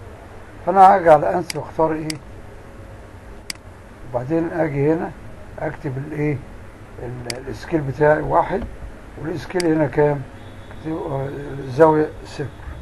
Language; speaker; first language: Arabic; native; Arabic